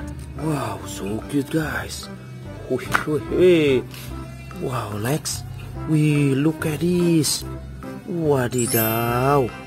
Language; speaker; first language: English; non-native, learner; Indonesian